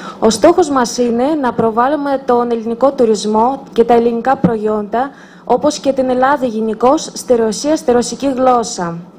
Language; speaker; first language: Greek; non-native, fluent; Russian